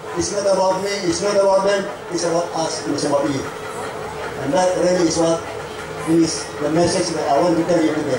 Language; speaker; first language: English; non-native, local second language; Central Dusun